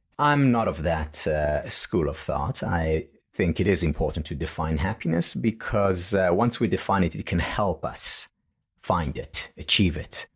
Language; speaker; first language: English; non-native, fluent; Hebrew